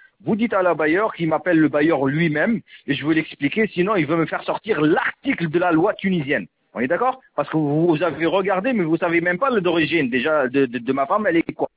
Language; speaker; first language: French; non-native, local second language; Arabic